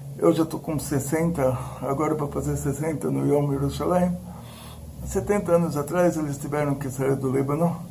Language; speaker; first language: Portuguese; early bilingual, other home language; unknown